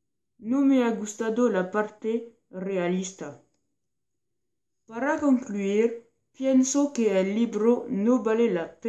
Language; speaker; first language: Spanish; non-native, learner; French